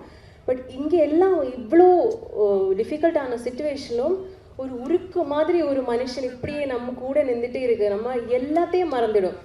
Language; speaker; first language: Tamil; non-native, learner; Malayalam